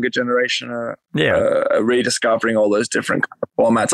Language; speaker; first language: English; native; English